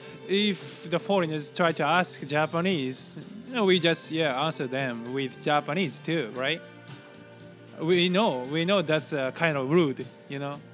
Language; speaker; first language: English; non-native, learner; Japanese